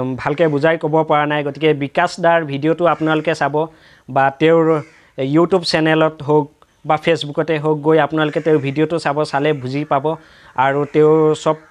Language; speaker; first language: Assamese; non-native, local second language; Bangla